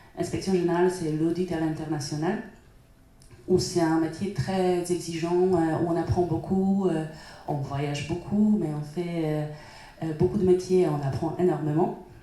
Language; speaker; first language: French; non-native, fluent; Polish